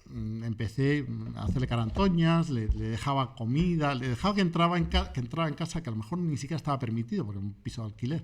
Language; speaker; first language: Spanish; native; Spanish